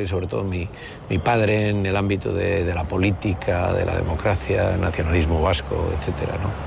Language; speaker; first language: Spanish; native; Spanish